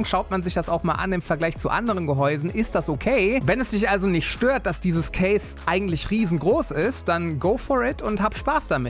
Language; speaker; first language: German; native; German